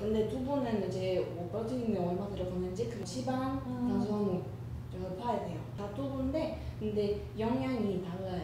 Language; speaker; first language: Korean; non-native, learner; Russian